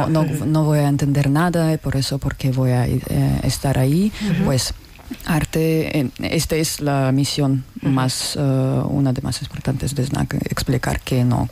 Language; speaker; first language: Spanish; non-native, learner; Russian